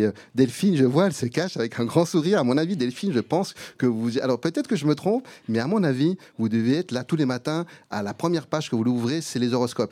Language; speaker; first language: French; native; French